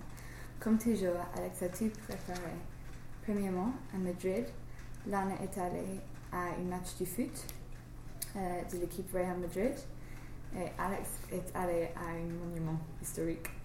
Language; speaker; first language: French; non-native, fluent; English